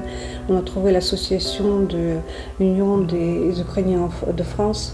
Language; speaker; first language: French; non-native, fluent; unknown